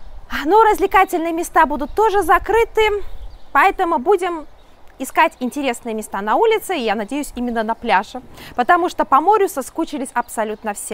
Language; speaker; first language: Russian; native; Russian